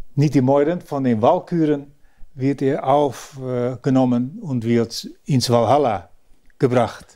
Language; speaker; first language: German; early bilingual, other home language; Dutch